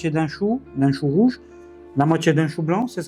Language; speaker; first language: French; native; French